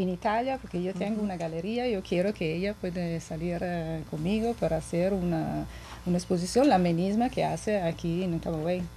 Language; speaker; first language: Spanish; non-native, learner; Italian